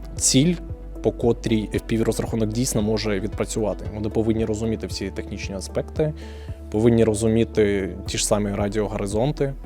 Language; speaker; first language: Ukrainian; native; Ukrainian